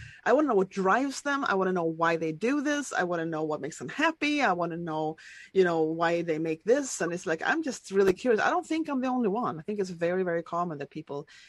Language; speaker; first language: English; non-native, fluent; Swedish